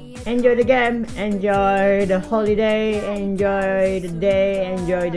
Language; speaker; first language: English; non-native, learner; Indonesian